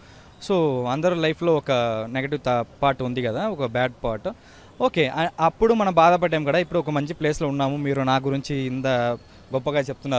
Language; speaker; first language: Telugu; early bilingual, heritage; Tamil